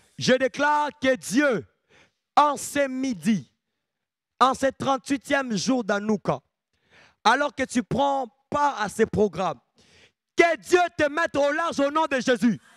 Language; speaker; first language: French; non-native, local second language; Lingala